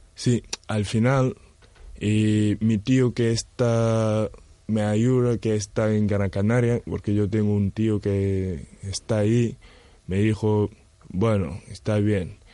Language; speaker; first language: Spanish; non-native, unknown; Wolof